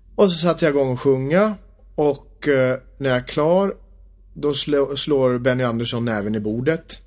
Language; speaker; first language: Swedish; native; Swedish